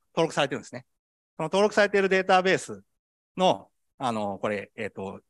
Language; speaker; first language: Japanese; native; Japanese